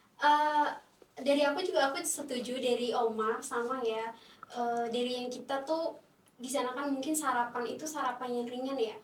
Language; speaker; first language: Indonesian; non-native, fluent; Tetum